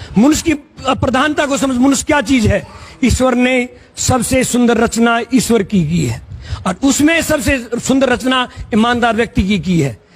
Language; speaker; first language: Hindi; native; Hindi